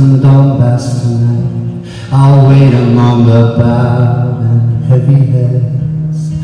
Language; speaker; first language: English; native; English